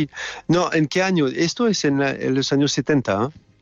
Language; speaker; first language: Spanish; non-native, fluent; French